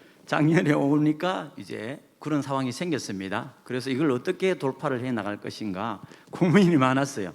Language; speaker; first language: Korean; native; Korean